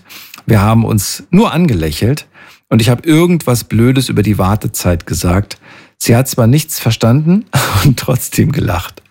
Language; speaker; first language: German; native; German